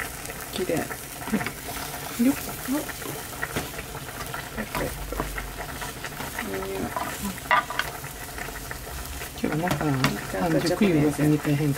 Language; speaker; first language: Japanese; native; Japanese